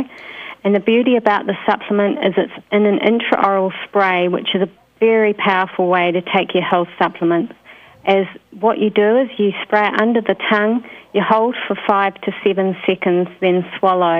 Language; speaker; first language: English; native; English